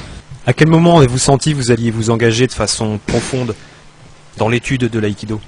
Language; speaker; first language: French; native; French